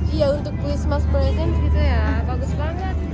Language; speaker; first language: Indonesian; non-native, fluent; Japanese